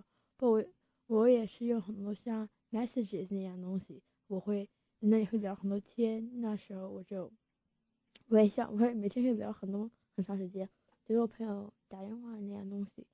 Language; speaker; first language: Chinese; early bilingual, heritage; Chinese